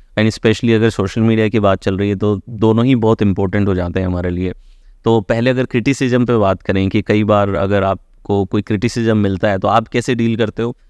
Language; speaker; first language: Hindi; native; Hindi